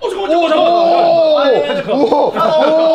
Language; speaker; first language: Korean; native; Korean